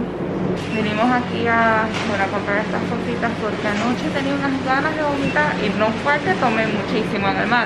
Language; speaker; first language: Spanish; native; Spanish